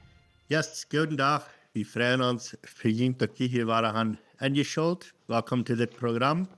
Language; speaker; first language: German; non-native, learner; Plautdietsch